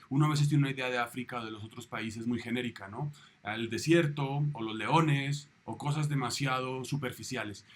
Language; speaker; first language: Spanish; native; Spanish